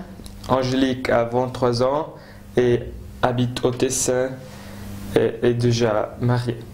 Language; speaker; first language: French; non-native, local second language; German